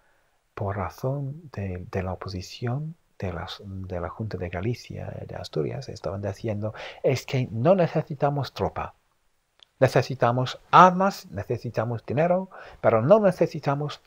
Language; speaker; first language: Spanish; non-native, fluent; English